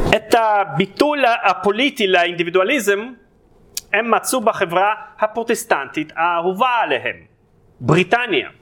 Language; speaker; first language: Hebrew; non-native, fluent; Russian